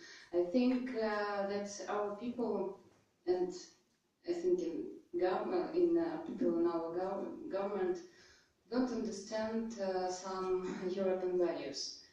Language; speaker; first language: English; non-native, learner; Russian